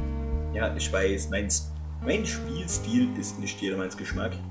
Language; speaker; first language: German; native; German